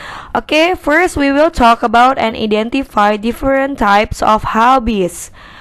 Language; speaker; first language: English; non-native, fluent; Indonesian